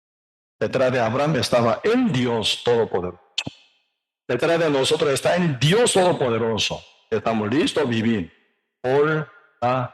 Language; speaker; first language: Spanish; non-native, learner; Korean